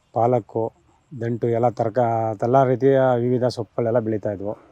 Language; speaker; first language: Kannada; native; Kannada